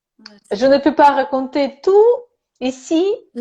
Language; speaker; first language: French; non-native, learner; Russian